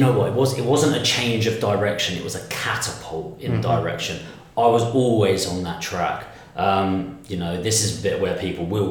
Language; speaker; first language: English; native; English